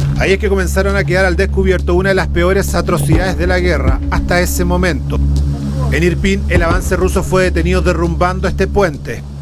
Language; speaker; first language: Spanish; native; Spanish